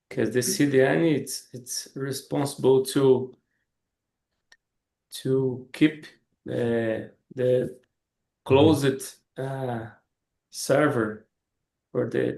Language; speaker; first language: English; non-native, learner; Portuguese